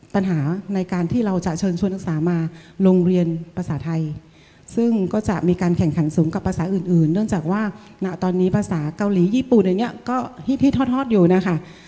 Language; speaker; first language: Thai; non-native, fluent; Vietnamese